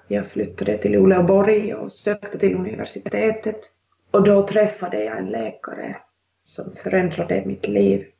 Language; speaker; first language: Swedish; non-native, local second language; Finnish